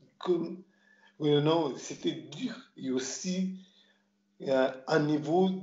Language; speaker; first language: French; non-native, local second language; Portuguese